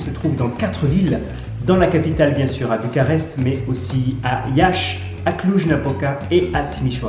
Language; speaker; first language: French; native; French